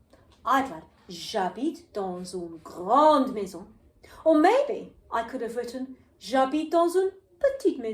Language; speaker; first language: French; non-native, fluent; English